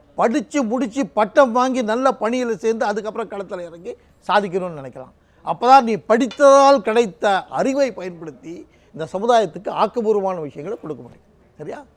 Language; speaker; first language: Tamil; native; Tamil